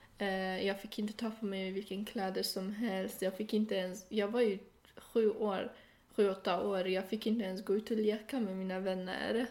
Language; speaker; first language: Swedish; non-native, fluent; Persian